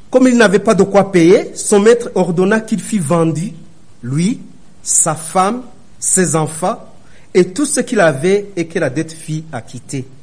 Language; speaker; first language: French; non-native, local second language; Rundi